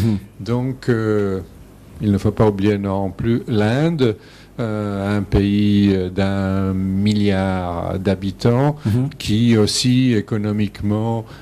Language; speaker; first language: French; non-native, fluent; Serbian